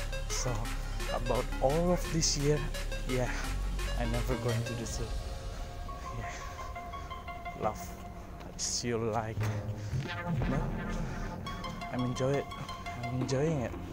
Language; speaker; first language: English; non-native, learner; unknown